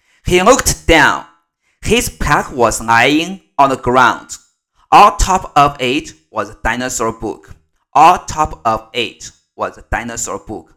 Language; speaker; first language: English; non-native, fluent; Chinese